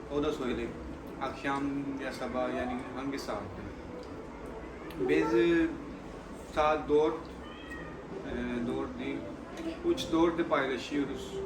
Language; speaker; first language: Turkish; non-native, learner; Urdu